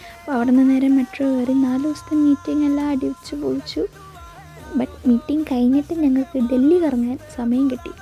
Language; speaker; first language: Malayalam; early bilingual, heritage; Malayalam